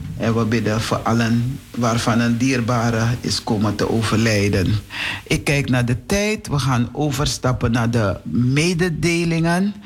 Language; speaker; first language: Dutch; native; Dutch